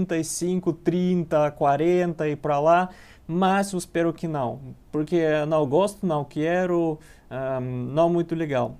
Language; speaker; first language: Portuguese; non-native, learner; Russian